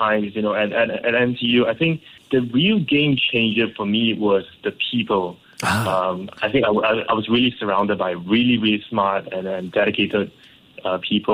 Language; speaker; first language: English; non-native, local second language; Cantonese